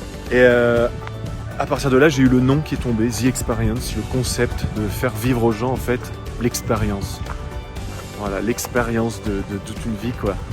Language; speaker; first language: French; native; French